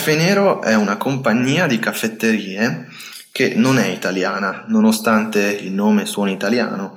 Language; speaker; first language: Italian; native; Italian